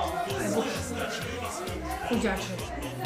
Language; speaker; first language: Chinese; non-native, learner; Russian